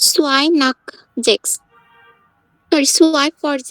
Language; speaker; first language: German; non-native, learner; Bangla